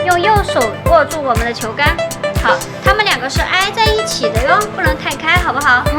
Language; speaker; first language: Chinese; native; Chinese